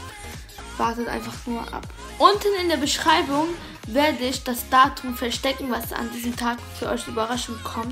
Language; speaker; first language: German; early bilingual, other home language; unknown